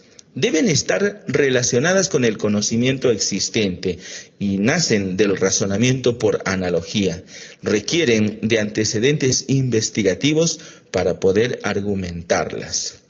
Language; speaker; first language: Spanish; native; Spanish